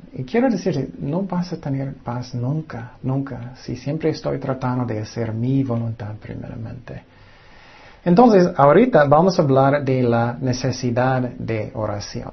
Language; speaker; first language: Spanish; non-native, fluent; English